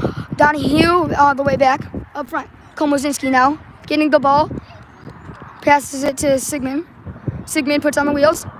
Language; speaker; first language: English; native; English